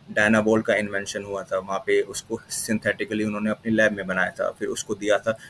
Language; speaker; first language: Hindi; native; Hindi